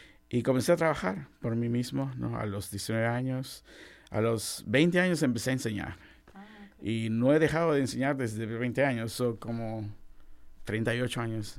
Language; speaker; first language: Spanish; native; Spanish